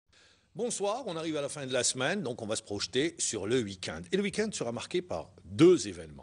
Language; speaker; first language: French; non-native, local second language; Arabic